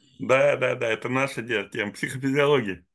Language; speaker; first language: Russian; native; Russian